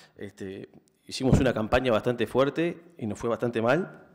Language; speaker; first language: Spanish; native; Spanish